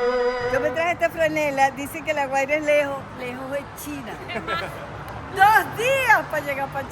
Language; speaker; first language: Spanish; native; Spanish